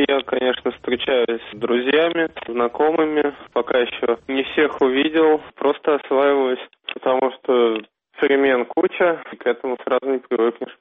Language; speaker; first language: Russian; native; Russian